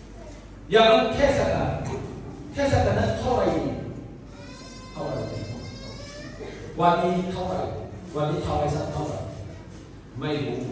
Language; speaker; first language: Thai; non-native, local second language; Lahu